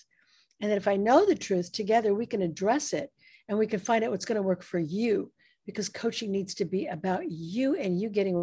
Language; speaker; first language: English; native; English